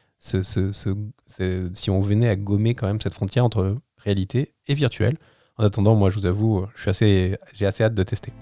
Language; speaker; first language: French; native; French